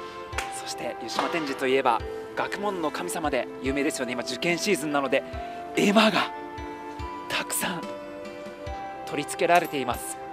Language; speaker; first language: Japanese; native; Japanese